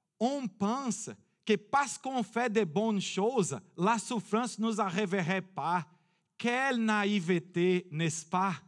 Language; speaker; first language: French; non-native, fluent; Portuguese